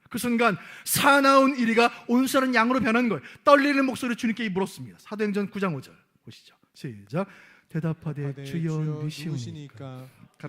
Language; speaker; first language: Korean; native; Korean